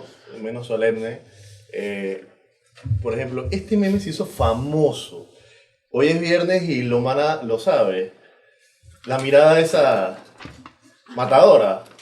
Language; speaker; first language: Spanish; native; Spanish